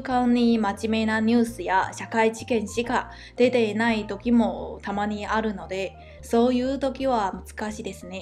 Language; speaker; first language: Japanese; non-native, fluent; Chinese